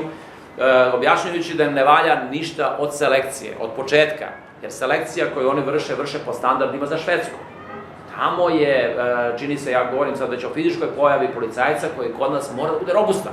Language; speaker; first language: Serbian; native; Serbian